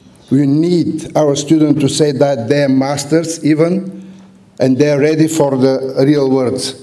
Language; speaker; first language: English; non-native, fluent; Bulgarian